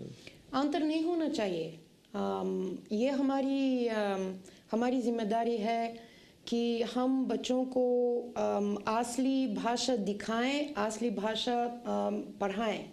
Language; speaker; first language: Hindi; non-native, fluent; Bulgarian